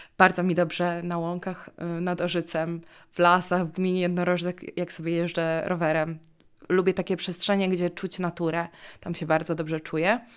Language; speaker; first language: Polish; native; Polish